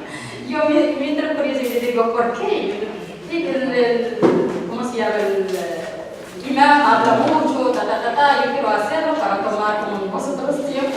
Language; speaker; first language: Spanish; non-native, learner; Arabic